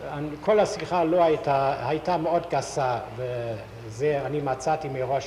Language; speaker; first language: Hebrew; non-native, fluent; German